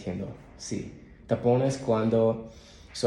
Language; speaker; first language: Spanish; non-native, learner; English